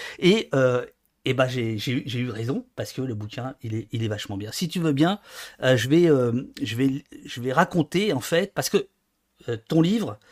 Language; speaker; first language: French; native; French